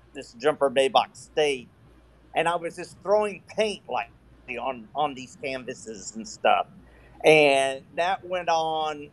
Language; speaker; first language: English; native; English